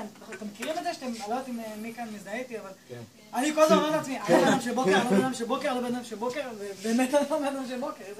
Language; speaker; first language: Hebrew; native; Hebrew